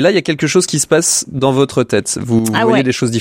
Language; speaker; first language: French; native; French